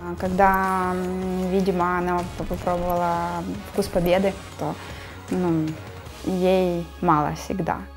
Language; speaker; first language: Russian; native; Russian